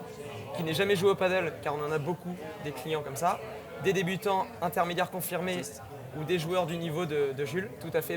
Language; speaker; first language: French; native; French